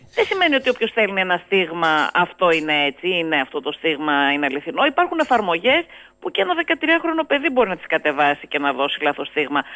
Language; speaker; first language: Greek; native; Greek